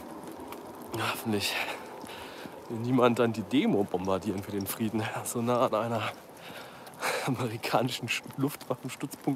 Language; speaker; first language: German; native; German